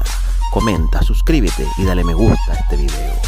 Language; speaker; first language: Spanish; native; Spanish